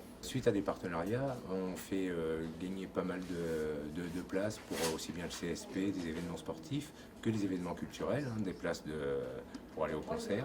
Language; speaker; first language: French; native; French